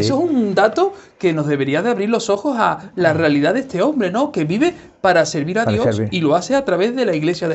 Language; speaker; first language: Spanish; native; Spanish